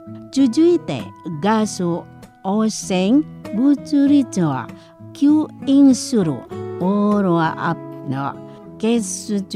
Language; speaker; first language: Japanese; non-native, fluent; Indonesian